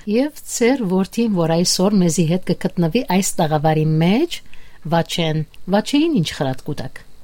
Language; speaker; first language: Armenian; native; Armenian